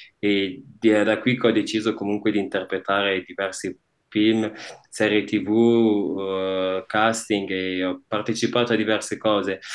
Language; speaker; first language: Italian; early bilingual, other home language; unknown